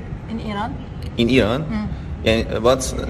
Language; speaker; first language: English; non-native, learner; Arabic